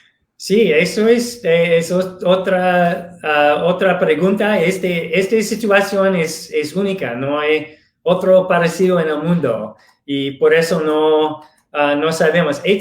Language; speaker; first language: Spanish; non-native, fluent; English